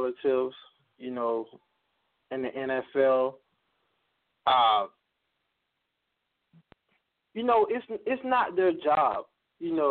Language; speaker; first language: English; native; English